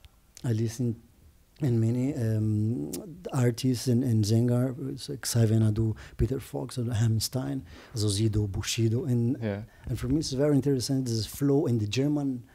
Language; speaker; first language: English; non-native, learner; Portuguese